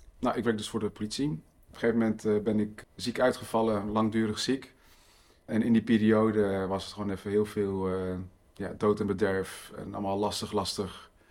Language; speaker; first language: Dutch; early bilingual, other home language; Riffian